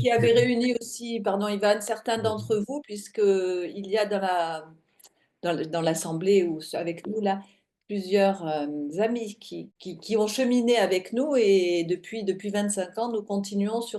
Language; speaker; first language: French; native; French